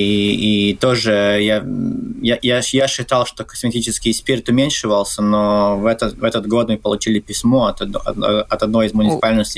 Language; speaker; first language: Russian; non-native, local second language; Latvian